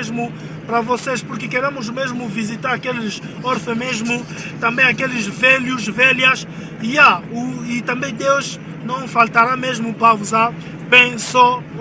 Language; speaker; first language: Portuguese; non-native, learner; Lingala